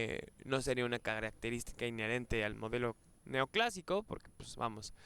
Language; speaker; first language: Spanish; native; Spanish